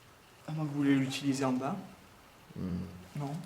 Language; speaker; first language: French; native; French